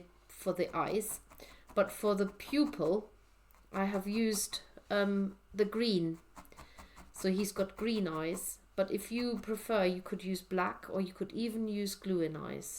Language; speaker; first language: English; native; English